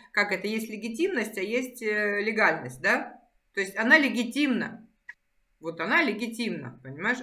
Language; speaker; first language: Russian; native; Russian